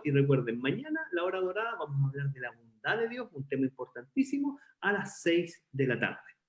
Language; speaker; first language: Spanish; native; Spanish